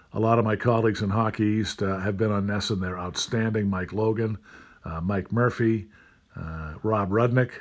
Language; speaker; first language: English; native; English